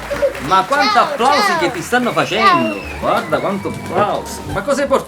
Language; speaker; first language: Italian; native; Italian